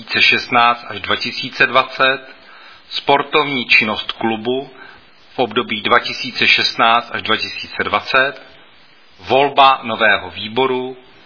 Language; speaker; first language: Czech; native; Czech